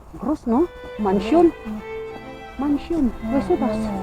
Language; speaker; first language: German; non-native, learner; Filipino